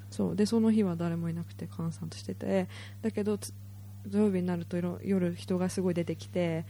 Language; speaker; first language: Japanese; early bilingual, heritage; Japanese